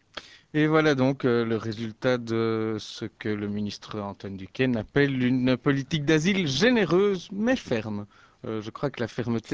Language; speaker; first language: French; native; French